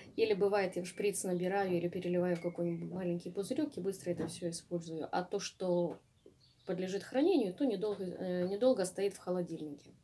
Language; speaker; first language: Russian; native; Russian